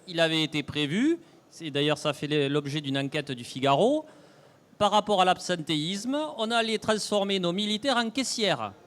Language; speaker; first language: French; native; French